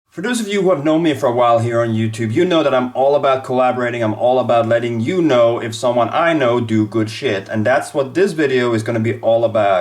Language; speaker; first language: English; non-native, fluent; Swedish